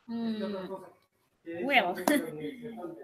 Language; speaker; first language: English; non-native, learner; Spanish